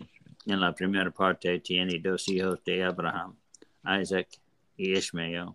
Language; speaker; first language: Spanish; non-native, learner; English